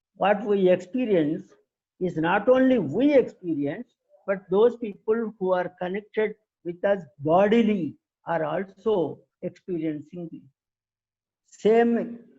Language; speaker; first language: English; non-native, local second language; Telugu